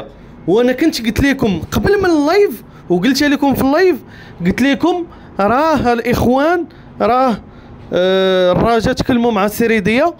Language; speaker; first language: Arabic; native; Arabic